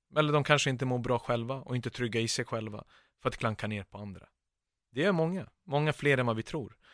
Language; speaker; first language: Swedish; early bilingual, other home language; Serbian